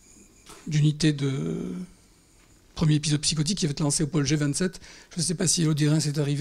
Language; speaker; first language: French; native; French